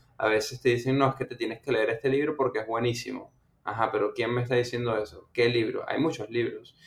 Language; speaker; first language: Spanish; native; Spanish